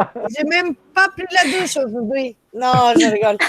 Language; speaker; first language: French; non-native, fluent; Spanish